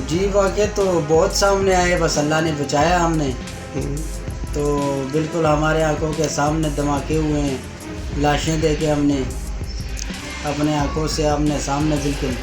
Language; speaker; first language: Hindi; non-native, local second language; Pashto